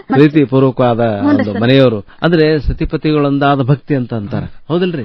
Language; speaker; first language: Kannada; native; Kannada